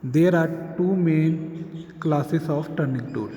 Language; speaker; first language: English; non-native, local second language; Punjabi